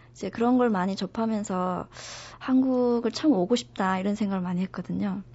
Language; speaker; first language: Korean; non-native, fluent; Chinese